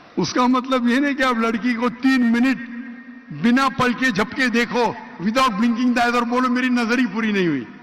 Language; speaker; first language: Urdu; non-native, local second language; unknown